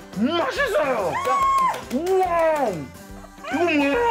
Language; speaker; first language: Korean; non-native, fluent; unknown